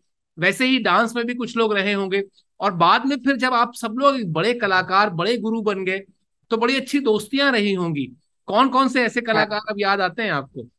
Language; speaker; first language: Hindi; native; Hindi